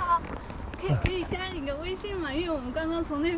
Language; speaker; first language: Chinese; native; Chinese